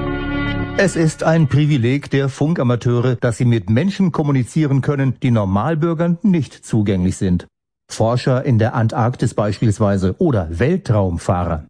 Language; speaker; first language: German; native; German